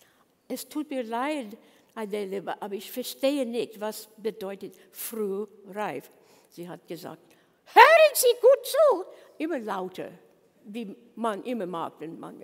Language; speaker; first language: German; non-native, learner; English